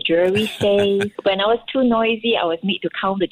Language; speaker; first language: English; non-native, local second language; Cantonese